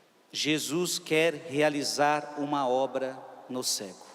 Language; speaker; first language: Portuguese; native; Portuguese